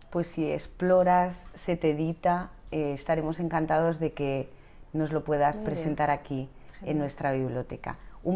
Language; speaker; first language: Spanish; native; Spanish